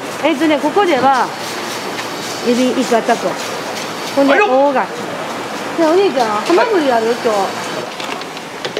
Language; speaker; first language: Japanese; native; Japanese